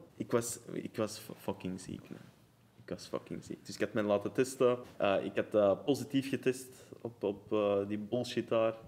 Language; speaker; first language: Dutch; early bilingual, other home language; Arabic